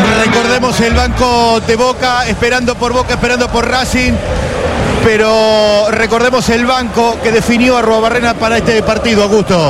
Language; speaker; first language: Spanish; native; Spanish